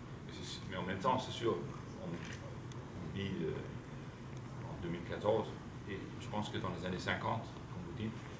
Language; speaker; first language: French; non-native, fluent; Danish